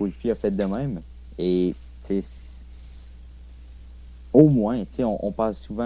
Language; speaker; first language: French; native; French